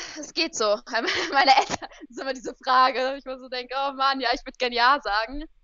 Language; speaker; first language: German; early bilingual, other home language; Portuguese